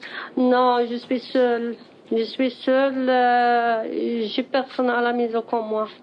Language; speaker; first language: French; non-native, learner; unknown